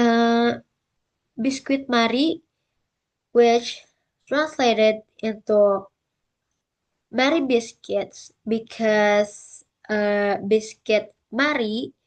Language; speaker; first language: English; non-native, learner; Indonesian